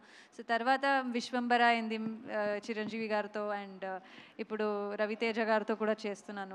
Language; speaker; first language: Telugu; non-native, local second language; Kannada